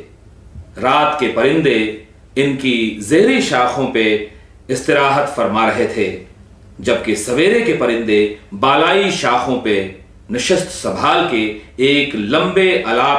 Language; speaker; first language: Urdu; native; Urdu